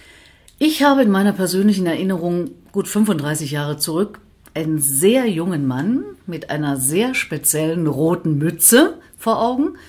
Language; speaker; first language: German; native; German